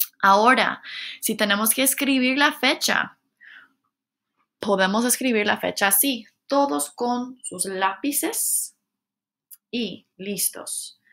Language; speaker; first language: Spanish; non-native, fluent; English